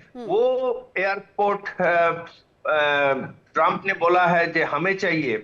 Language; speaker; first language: Hindi; non-native, local second language; Bangla